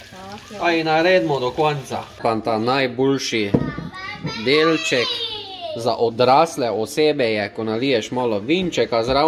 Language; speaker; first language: Slovenian; native; Slovenian